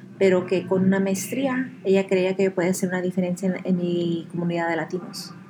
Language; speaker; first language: Spanish; early bilingual, heritage; Spanish